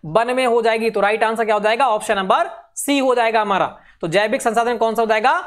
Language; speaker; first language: Hindi; native; Hindi